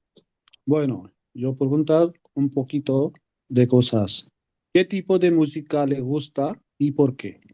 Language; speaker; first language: Spanish; non-native, learner; Urdu